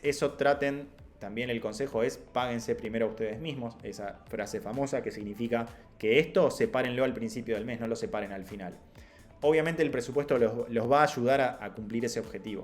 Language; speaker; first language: Spanish; native; Spanish